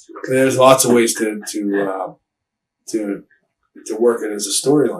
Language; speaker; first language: English; native; English